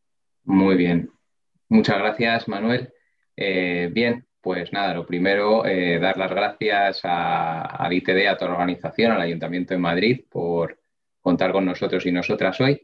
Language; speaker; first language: Spanish; native; Spanish